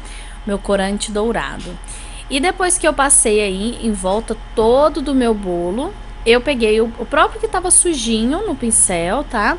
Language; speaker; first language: Portuguese; native; Portuguese